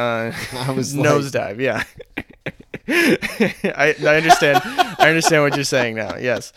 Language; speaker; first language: English; native; English